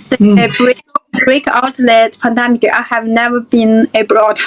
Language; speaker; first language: English; non-native, fluent; Chinese